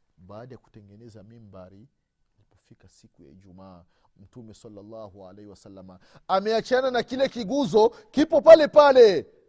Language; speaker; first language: Swahili; native; Swahili